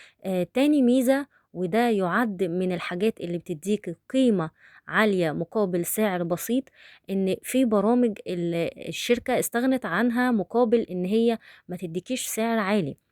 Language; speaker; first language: Arabic; native; Arabic